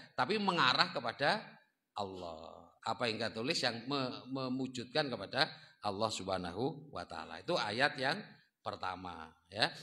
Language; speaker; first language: Indonesian; non-native, local second language; Javanese